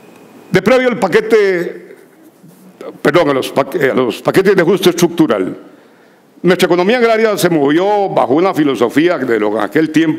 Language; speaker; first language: Spanish; native; Spanish